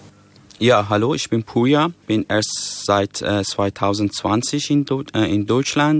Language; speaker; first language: German; non-native, fluent; Persian